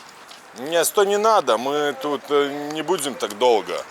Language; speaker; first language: Russian; non-native, fluent; Latvian